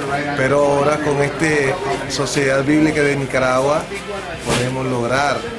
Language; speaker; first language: Spanish; non-native, local second language; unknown